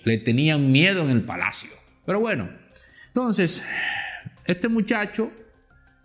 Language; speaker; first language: Spanish; native; Spanish